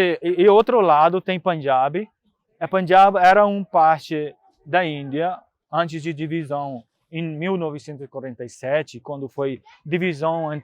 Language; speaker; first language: Portuguese; non-native, fluent; Punjabi